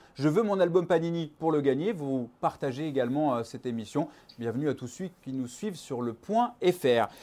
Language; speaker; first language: French; native; French